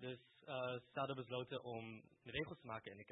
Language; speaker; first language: Dutch; early bilingual, other home language; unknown